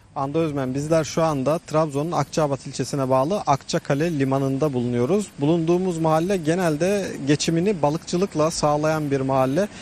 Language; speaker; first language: Turkish; native; Turkish